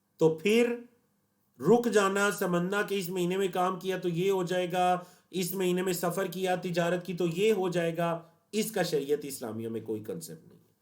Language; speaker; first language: Urdu; native; Urdu